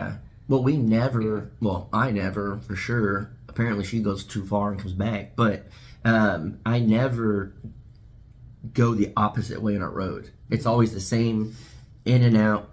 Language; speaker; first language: English; native; English